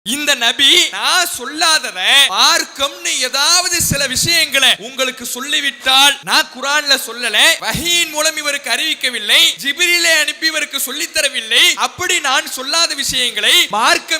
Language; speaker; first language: Tamil; native; Tamil